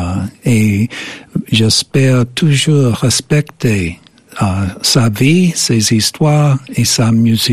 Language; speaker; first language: French; non-native, fluent; English